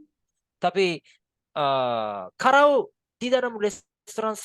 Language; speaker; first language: Indonesian; non-native, learner; Japanese